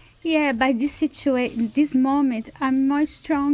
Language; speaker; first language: English; non-native, learner; Portuguese